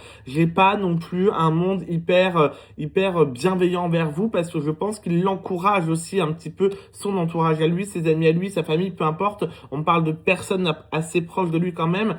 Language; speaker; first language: French; native; French